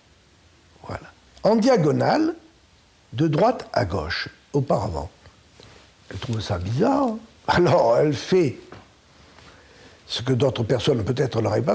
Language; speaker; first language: French; native; French